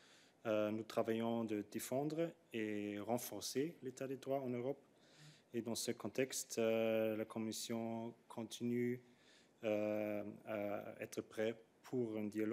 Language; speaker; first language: French; non-native, fluent; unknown